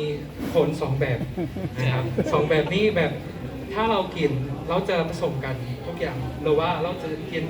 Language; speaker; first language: Thai; non-native, fluent; Indonesian